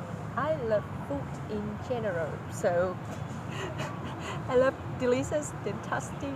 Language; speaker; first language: English; non-native, fluent; Vietnamese